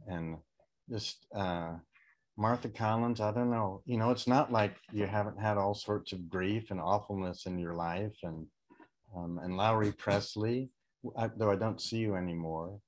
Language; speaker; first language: English; native; English